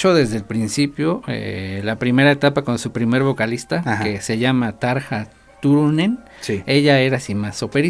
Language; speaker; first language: Spanish; native; Spanish